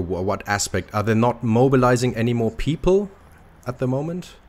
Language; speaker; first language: English; non-native, fluent; German